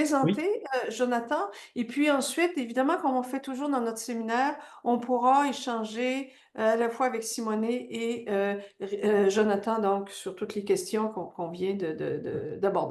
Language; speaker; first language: French; native; French